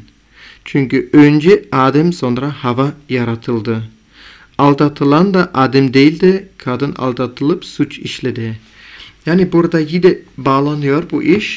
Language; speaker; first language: Turkish; non-native, fluent; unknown